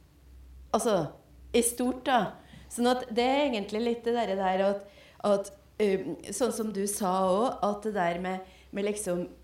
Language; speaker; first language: Norwegian; native; Norwegian